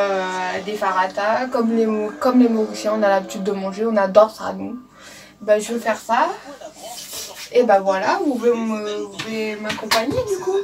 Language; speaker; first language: French; non-native, local second language; Morisyen